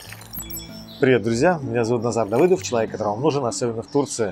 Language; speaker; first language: Russian; native; Russian